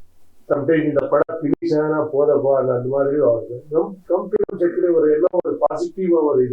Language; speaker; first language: Tamil; non-native, learner; Kannada